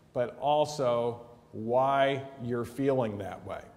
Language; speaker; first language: English; native; English